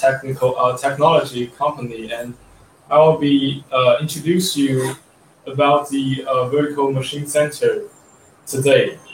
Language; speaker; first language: English; non-native, learner; Chinese